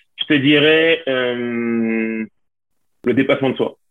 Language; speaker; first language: French; native; French